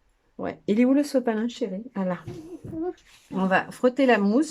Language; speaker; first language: French; native; French